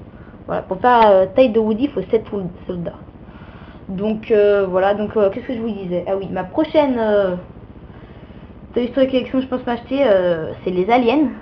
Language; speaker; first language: French; native; French